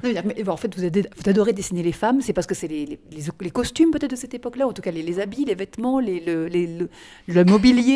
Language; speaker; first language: French; native; French